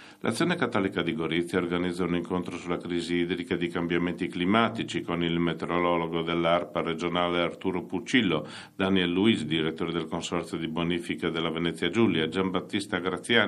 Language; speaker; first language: Italian; native; Italian